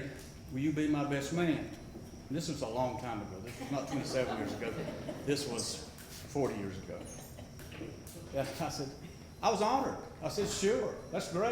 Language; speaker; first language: English; native; English